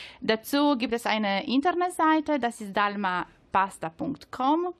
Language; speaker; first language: German; non-native, learner; Italian